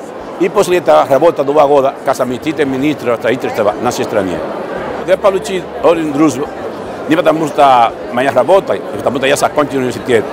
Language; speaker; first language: Russian; non-native, fluent; Spanish